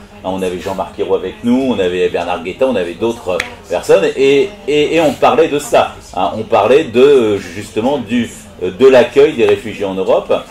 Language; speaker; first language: French; native; French